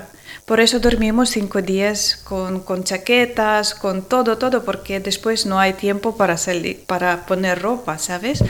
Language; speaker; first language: Spanish; non-native, learner; Ukrainian